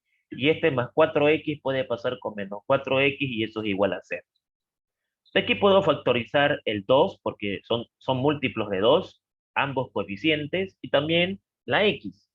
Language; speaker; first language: Spanish; native; Spanish